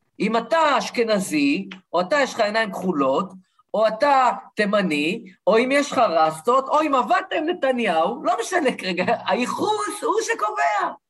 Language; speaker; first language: Hebrew; early bilingual, other home language; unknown